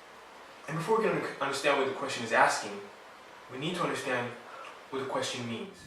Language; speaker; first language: English; early bilingual, other home language; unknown